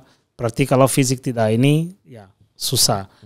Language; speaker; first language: Indonesian; non-native, fluent; Portuguese